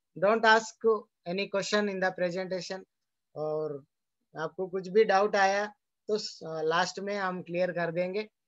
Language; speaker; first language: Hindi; non-native, local second language; Telugu